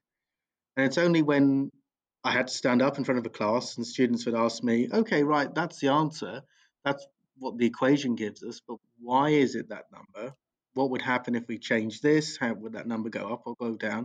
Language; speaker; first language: English; native; English